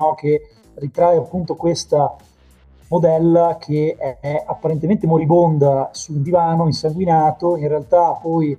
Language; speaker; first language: Italian; native; Italian